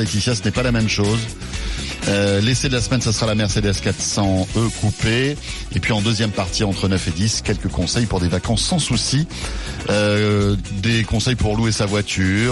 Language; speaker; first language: French; native; French